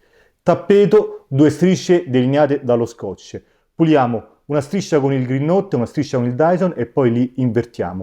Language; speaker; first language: Italian; native; Italian